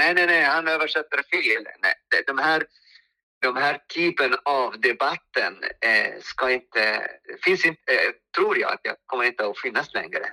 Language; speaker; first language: Swedish; non-native, fluent; Arabic